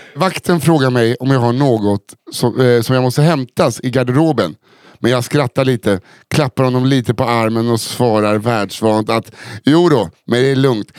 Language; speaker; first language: Swedish; native; Swedish